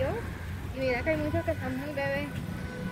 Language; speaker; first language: Spanish; native; Spanish